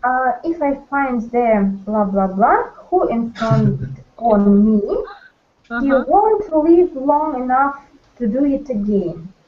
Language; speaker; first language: English; non-native, learner; Russian